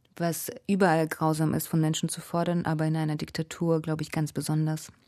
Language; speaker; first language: German; early bilingual, other home language; Russian